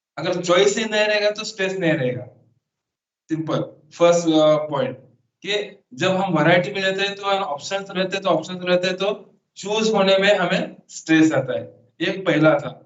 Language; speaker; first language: Hindi; non-native, local second language; Marathi